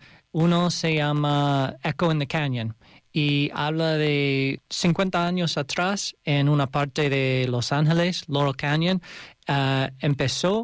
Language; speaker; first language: Spanish; non-native, learner; English